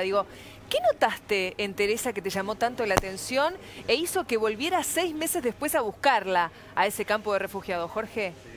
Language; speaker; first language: Spanish; native; Spanish